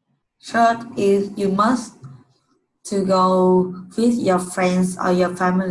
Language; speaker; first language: English; non-native, learner; Vietnamese